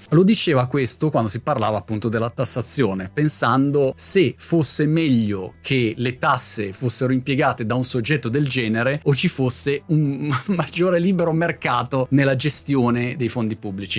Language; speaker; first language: Italian; native; Italian